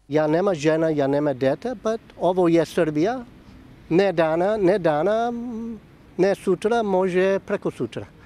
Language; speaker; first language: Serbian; non-native, learner; English